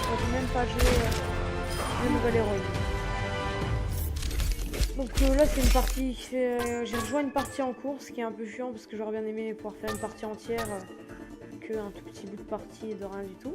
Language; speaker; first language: French; native; French